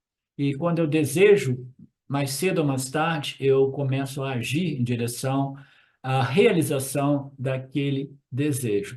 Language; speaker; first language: Portuguese; native; Portuguese